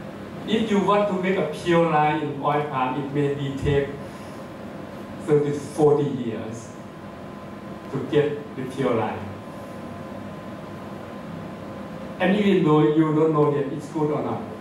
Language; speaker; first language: English; non-native, fluent; Thai